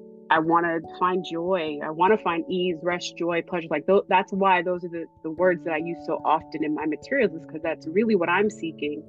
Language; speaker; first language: English; native; English